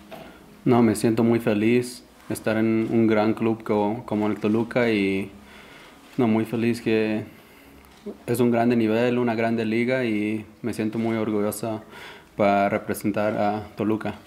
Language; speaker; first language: Spanish; early bilingual, heritage; Spanish